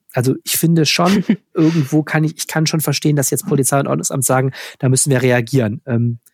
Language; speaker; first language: German; native; German